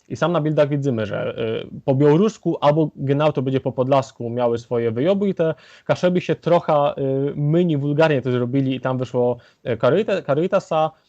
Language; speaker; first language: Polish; native; Polish